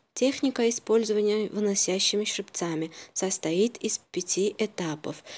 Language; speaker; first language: Russian; non-native, local second language; Uzbek